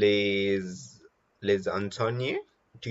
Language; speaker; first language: French; non-native, learner; Telugu